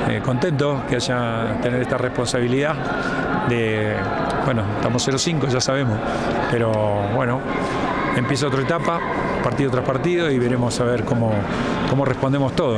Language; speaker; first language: Spanish; native; Spanish